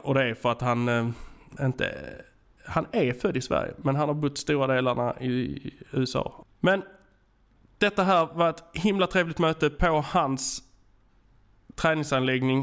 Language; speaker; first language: Swedish; native; Swedish